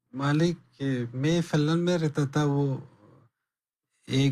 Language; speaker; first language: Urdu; non-native, learner; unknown